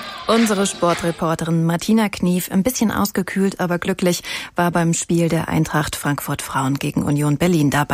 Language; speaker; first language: German; native; German